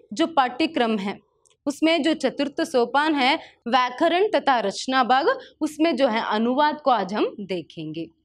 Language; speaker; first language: Hindi; non-native, local second language; Kannada